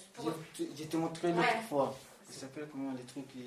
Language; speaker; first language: French; non-native, learner; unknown